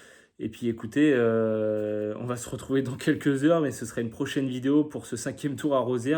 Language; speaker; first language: French; native; French